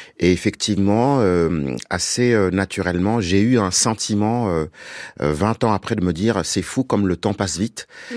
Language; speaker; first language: French; non-native, local second language; Wolof